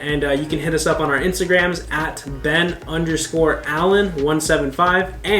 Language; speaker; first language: English; native; English